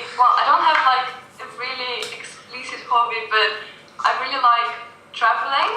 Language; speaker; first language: English; non-native, fluent; Russian